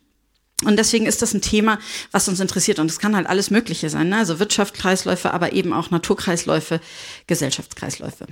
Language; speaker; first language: German; native; German